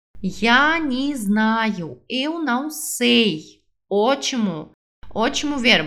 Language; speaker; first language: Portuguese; non-native, fluent; Russian